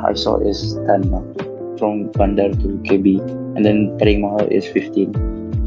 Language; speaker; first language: English; non-native, local second language; Malay